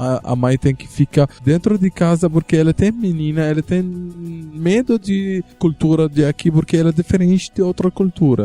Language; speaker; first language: Portuguese; non-native, learner; Arabic